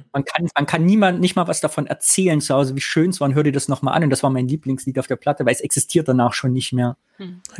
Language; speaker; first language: German; native; German